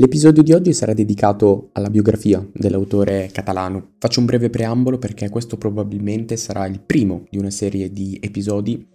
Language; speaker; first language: Italian; native; Italian